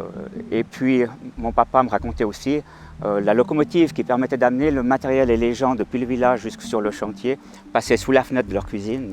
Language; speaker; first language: French; native; French